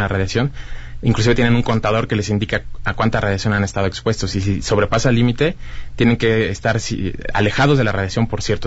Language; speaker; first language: Spanish; native; Spanish